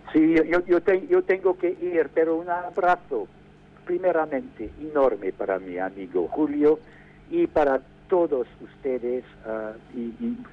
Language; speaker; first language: Spanish; non-native, fluent; English